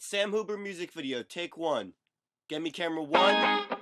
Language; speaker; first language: English; native; English